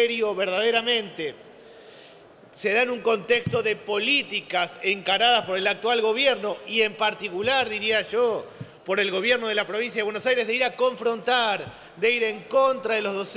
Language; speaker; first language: Spanish; native; Spanish